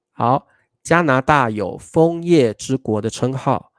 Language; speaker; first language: Chinese; native; Chinese